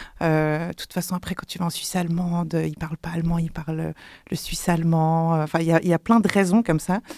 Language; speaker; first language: French; non-native, local second language; German